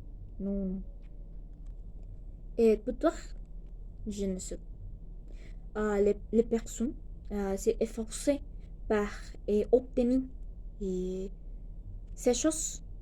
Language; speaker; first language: French; non-native, learner; Spanish